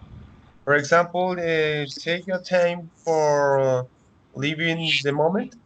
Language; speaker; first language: English; non-native, learner; Spanish